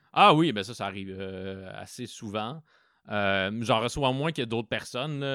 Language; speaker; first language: French; native; French